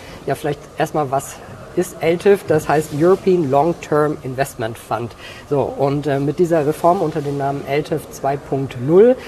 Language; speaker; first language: German; native; German